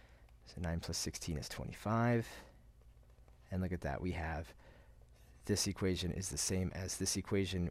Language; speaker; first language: English; native; English